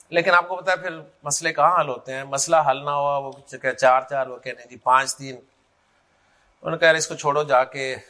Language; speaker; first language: Urdu; native; Urdu